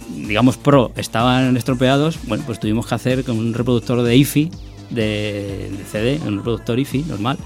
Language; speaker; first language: Spanish; native; Spanish